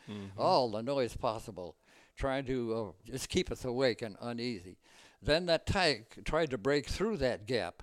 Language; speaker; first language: English; native; English